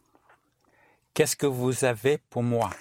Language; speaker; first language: French; non-native, learner; English